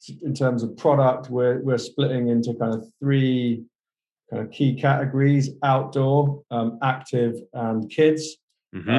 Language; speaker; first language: English; native; English